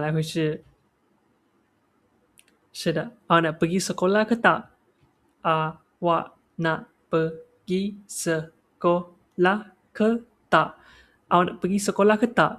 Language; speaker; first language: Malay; non-native, local second language; Chinese